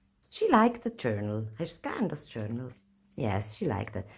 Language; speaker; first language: English; non-native, learner; Swiss German